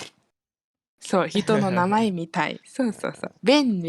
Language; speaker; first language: Japanese; non-native, fluent; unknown